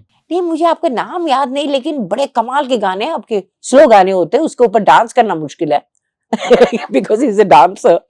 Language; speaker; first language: Hindi; non-native, local second language; Telugu